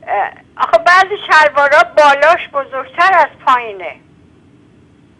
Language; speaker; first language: Persian; native; Persian